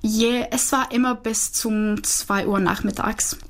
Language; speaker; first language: German; non-native, fluent; Czech